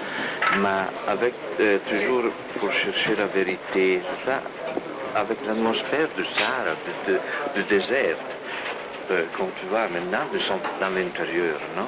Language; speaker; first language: French; non-native, fluent; Italian